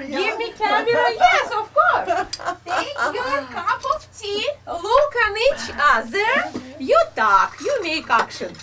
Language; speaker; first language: English; non-native, learner; Russian